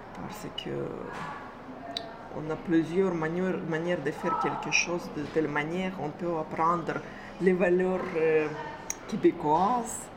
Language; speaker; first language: French; non-native, fluent; Russian